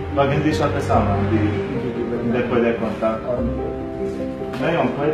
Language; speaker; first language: Filipino; non-native, learner; Arabic